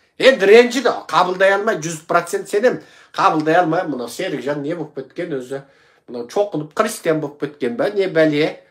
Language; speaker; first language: Kazakh; native; Kazakh